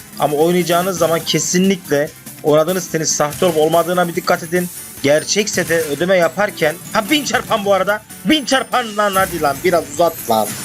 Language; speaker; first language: Turkish; native; Turkish